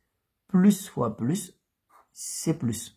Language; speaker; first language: French; native; French